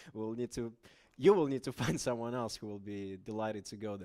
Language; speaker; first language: English; non-native, fluent; Lithuanian